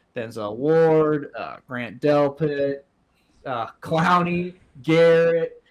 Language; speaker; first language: English; native; English